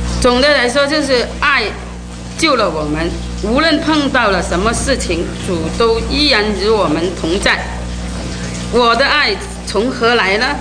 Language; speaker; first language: Chinese; non-native, local second language; Cantonese